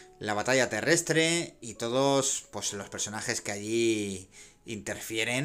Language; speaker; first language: Spanish; native; Spanish